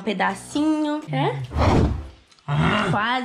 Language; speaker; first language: Portuguese; native; Portuguese